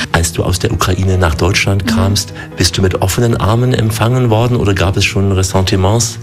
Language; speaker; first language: German; native; German